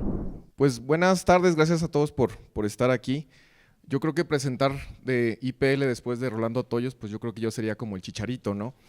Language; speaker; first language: Spanish; native; Spanish